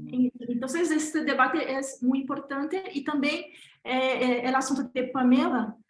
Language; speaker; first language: Spanish; non-native, fluent; Portuguese